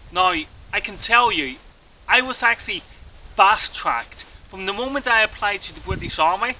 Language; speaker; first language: English; native; English